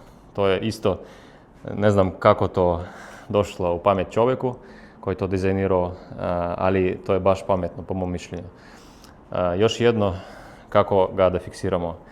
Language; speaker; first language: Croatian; non-native, fluent; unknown